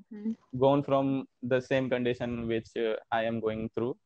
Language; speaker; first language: English; non-native, learner; Hindi